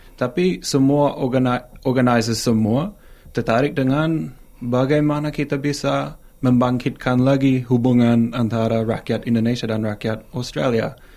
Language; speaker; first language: Indonesian; non-native, fluent; English